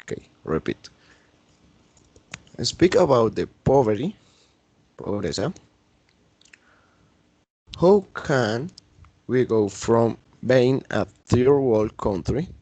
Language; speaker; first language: English; non-native, learner; Spanish